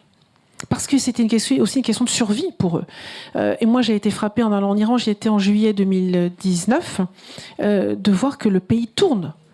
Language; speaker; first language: French; native; French